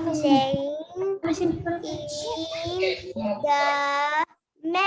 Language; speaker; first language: English; non-native, learner; Malay